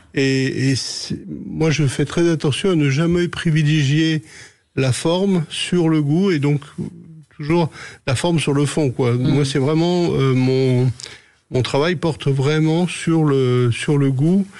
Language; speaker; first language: French; native; French